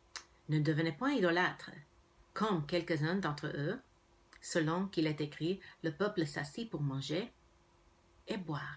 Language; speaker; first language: French; non-native, fluent; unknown